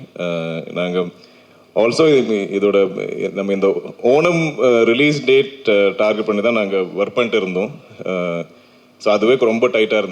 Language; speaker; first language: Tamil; non-native, local second language; Malayalam